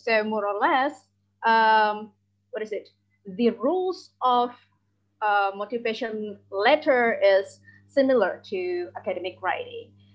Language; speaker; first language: English; non-native, fluent; Indonesian